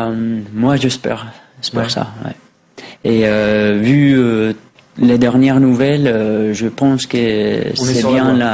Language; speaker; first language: French; non-native, fluent; Spanish